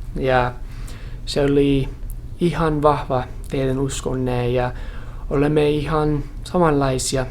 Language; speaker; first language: Finnish; non-native, fluent; English